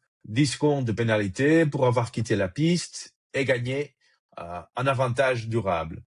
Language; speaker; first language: French; native; French